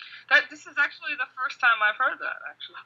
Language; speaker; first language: English; native; English